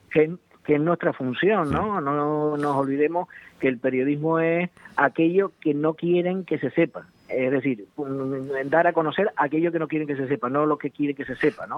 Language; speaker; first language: Spanish; native; Spanish